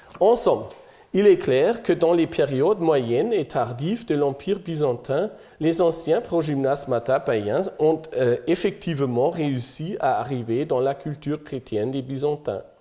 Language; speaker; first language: French; non-native, fluent; German